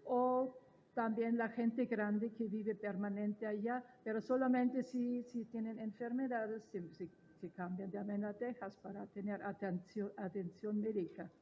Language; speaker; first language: Spanish; non-native, fluent; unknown